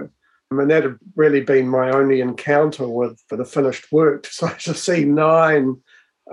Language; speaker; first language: English; native; English